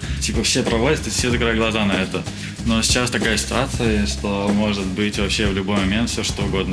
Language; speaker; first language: Russian; native; Russian